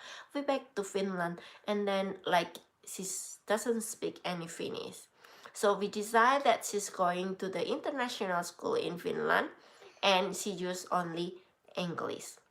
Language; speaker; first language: English; non-native, learner; Indonesian